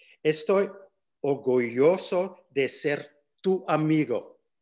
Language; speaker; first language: Spanish; non-native, fluent; English